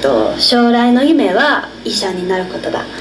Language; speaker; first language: Japanese; non-native, learner; English